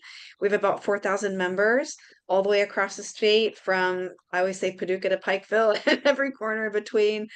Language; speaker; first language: English; native; English